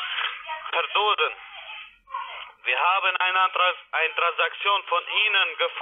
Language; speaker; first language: German; non-native, learner; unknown